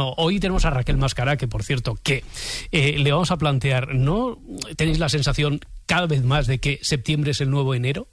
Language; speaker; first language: Spanish; native; Spanish